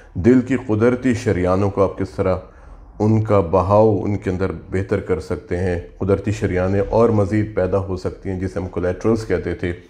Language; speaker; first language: Urdu; native; Urdu